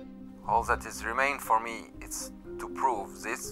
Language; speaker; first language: English; non-native, fluent; Russian